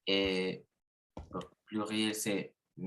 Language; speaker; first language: French; non-native, learner; Spanish